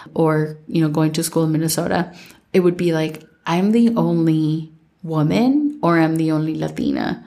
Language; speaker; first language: English; early bilingual, other home language; Spanish